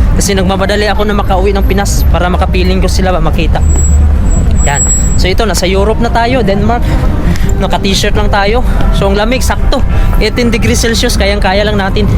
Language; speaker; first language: Filipino; native; Filipino